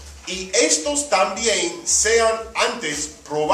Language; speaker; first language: Spanish; early bilingual, heritage; Spanish